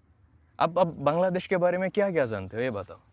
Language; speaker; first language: Hindi; non-native, fluent; Bangla